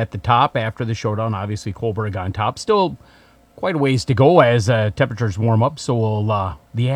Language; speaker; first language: English; native; English